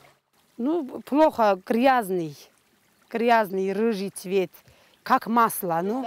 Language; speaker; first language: Russian; non-native, learner; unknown